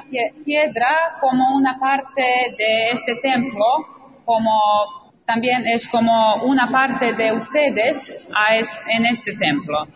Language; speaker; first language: Spanish; non-native, fluent; Serbian